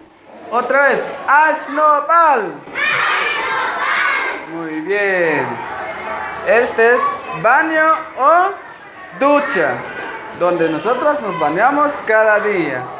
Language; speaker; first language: Spanish; non-native, local second language; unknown